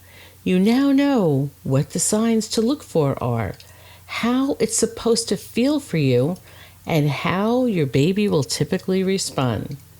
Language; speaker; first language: English; native; English